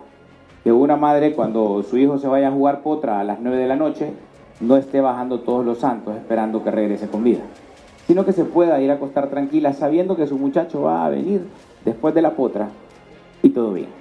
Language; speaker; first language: Spanish; native; Spanish